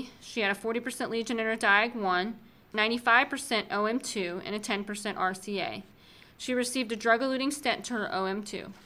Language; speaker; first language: English; native; English